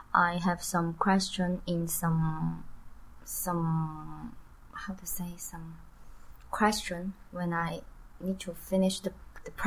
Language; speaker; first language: English; non-native, learner; Chinese